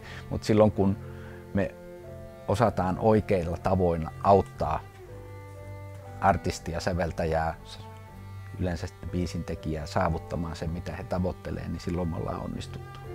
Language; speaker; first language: Finnish; native; Finnish